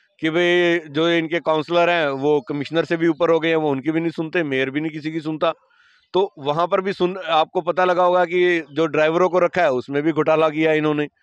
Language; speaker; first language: Hindi; native; Hindi